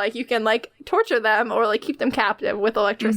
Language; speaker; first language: English; native; English